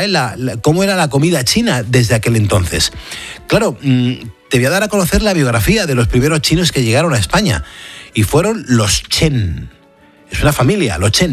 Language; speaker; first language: Spanish; native; Spanish